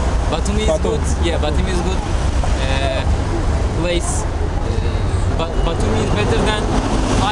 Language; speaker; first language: English; non-native, learner; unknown